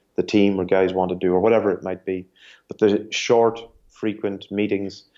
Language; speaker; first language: English; native; English